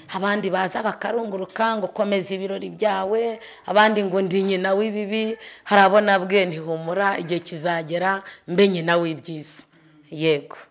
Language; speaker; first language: Kinyarwanda; native; Kinyarwanda